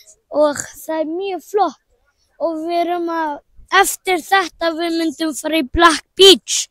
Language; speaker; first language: Icelandic; non-native, learner; Persian